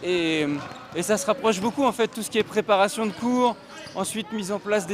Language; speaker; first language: French; native; French